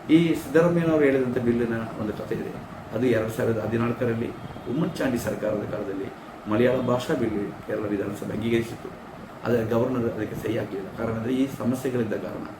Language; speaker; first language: Kannada; non-native, local second language; Tulu